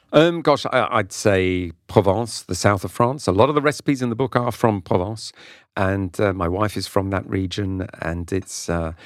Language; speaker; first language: English; non-native, local second language; French